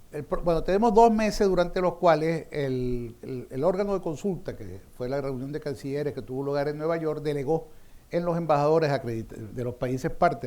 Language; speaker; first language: Spanish; native; Spanish